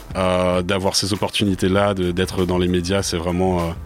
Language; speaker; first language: French; early bilingual, other home language; English